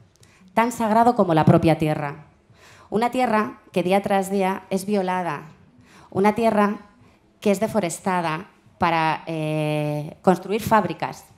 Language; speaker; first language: Spanish; native; Spanish